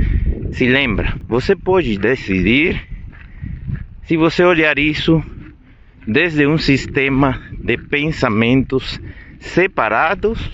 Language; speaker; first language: Portuguese; non-native, fluent; Spanish